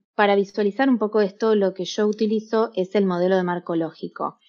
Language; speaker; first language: Spanish; native; Spanish